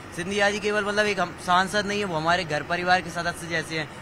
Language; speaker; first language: Hindi; native; Hindi